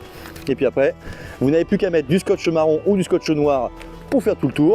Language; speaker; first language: French; native; French